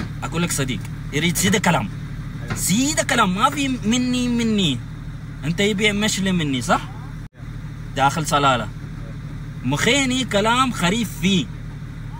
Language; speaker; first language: Arabic; native; Arabic